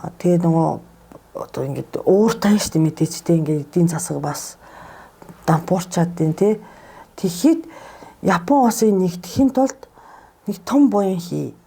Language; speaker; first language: Mongolian; non-native, fluent; Japanese